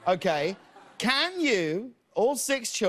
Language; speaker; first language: English; native; English